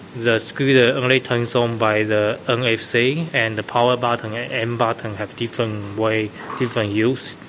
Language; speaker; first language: English; non-native, fluent; Chinese